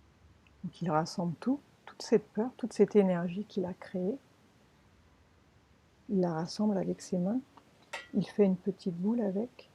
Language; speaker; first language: French; native; French